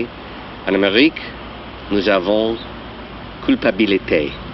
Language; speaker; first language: French; non-native, learner; English